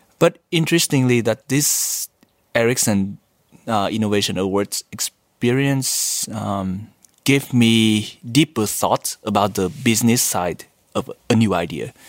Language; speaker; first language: English; non-native, fluent; Vietnamese